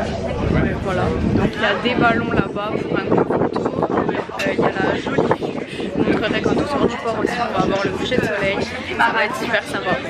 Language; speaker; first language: French; native; French